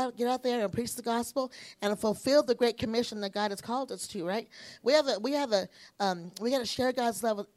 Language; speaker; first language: English; native; English